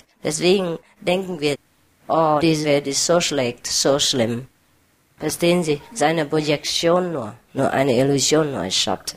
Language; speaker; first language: German; non-native, learner; Vietnamese